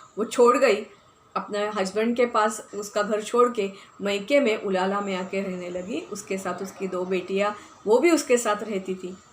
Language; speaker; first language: Hindi; non-native, local second language; Marathi